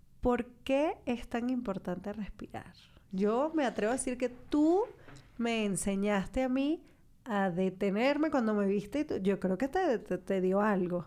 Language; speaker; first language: Spanish; native; Spanish